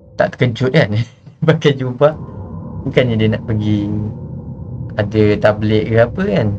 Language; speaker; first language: Malay; native; Malay